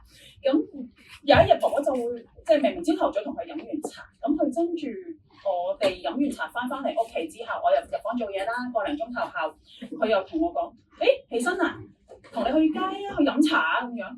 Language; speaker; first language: Cantonese; native; Cantonese